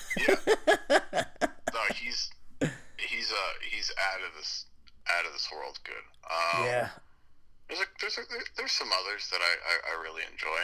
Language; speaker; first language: English; native; English